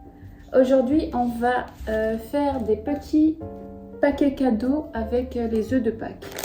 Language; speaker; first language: French; native; French